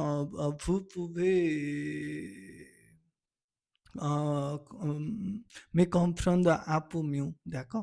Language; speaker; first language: French; non-native, learner; Nepali